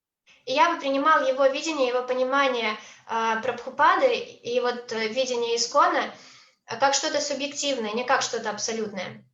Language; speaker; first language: Russian; native; Russian